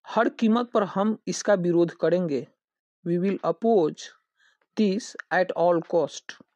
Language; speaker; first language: Hindi; native; Hindi